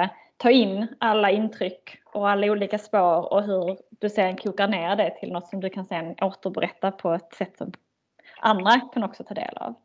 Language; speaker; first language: Swedish; native; Swedish